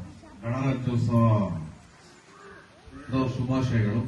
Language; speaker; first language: Kannada; native; Kannada